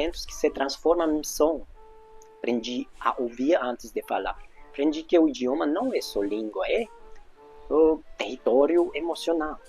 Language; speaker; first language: Portuguese; non-native, fluent; Hungarian